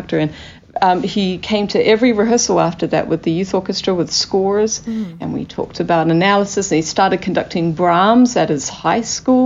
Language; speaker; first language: English; native; English